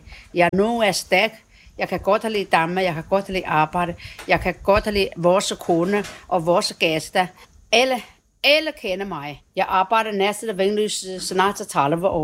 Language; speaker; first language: Danish; non-native, learner; Chinese